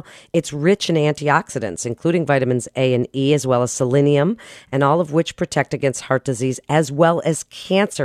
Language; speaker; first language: English; native; English